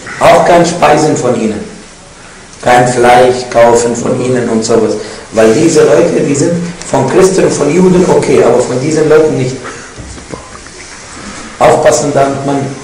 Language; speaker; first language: German; non-native, fluent; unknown